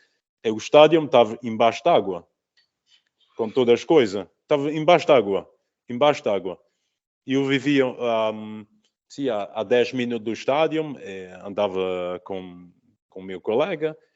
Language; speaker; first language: Portuguese; early bilingual, heritage; Portuguese